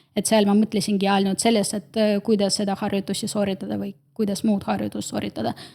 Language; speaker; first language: Estonian; non-native, local second language; Russian